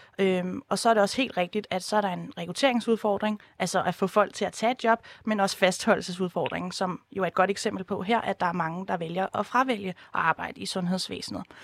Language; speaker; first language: Danish; native; Danish